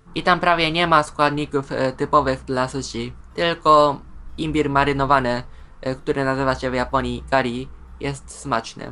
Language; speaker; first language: Polish; non-native, fluent; Japanese